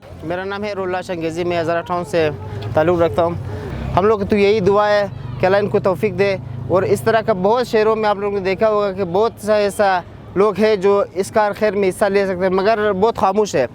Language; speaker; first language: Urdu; non-native, local second language; Hazaragi